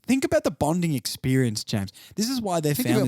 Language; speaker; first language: English; native; English